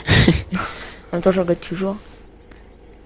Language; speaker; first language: French; native; French